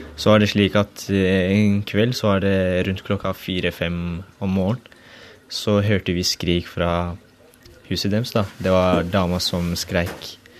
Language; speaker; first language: Norwegian; early bilingual, other home language; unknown